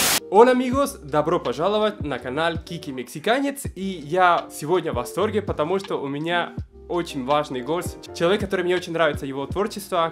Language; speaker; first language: Russian; non-native, fluent; Spanish